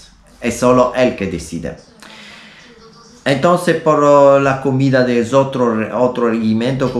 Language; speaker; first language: Spanish; non-native, learner; Italian